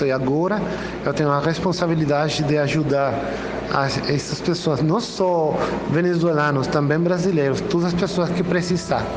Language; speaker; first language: Portuguese; non-native, fluent; Spanish